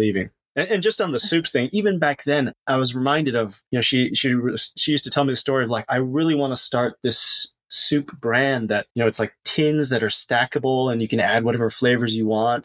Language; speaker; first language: English; native; English